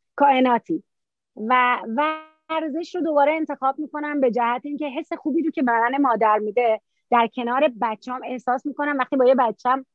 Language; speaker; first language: Persian; native; Persian